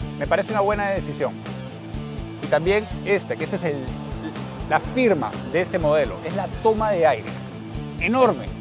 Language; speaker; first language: Spanish; native; Spanish